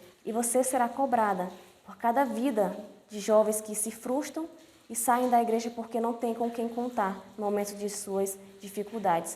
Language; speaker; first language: Portuguese; native; Portuguese